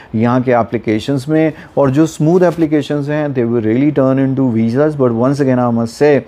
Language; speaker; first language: Hindi; native; Hindi